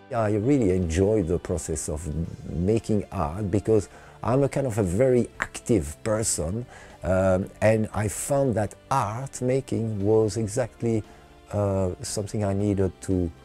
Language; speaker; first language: English; non-native, fluent; French